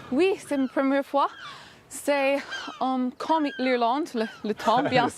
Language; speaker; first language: French; non-native, learner; English